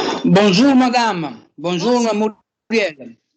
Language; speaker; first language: French; non-native, learner; Italian